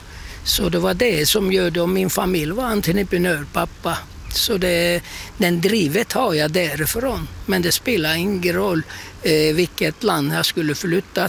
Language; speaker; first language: Swedish; non-native, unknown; Turkish